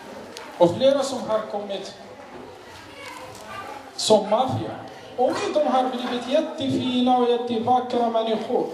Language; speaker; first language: Swedish; non-native, learner; Arabic